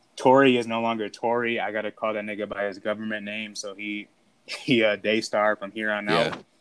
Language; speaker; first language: English; native; English